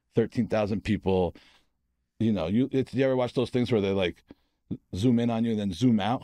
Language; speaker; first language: English; native; English